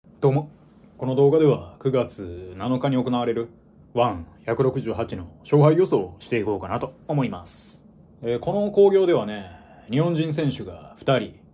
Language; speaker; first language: Japanese; native; Japanese